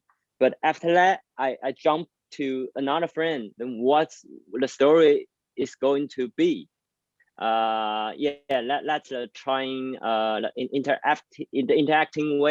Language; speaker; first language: English; non-native, learner; Chinese